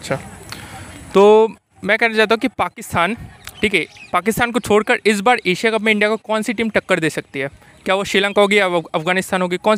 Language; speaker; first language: Hindi; native; Hindi